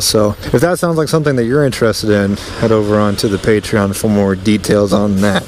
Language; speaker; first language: English; native; English